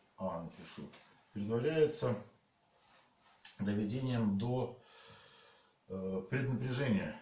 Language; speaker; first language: Russian; native; Russian